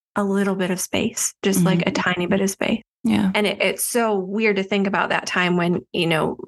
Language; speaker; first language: English; native; English